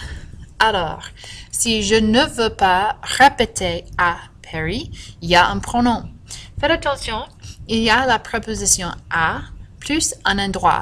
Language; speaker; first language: French; non-native, fluent; English